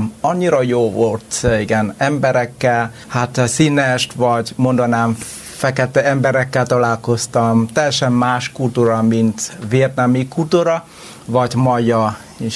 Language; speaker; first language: Hungarian; non-native, learner; Vietnamese